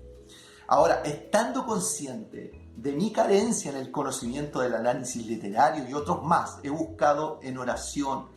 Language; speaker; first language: Spanish; native; Spanish